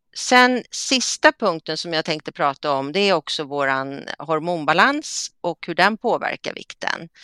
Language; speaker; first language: Swedish; native; Swedish